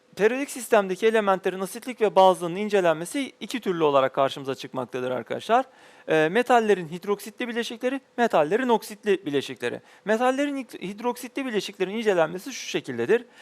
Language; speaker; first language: Turkish; native; Turkish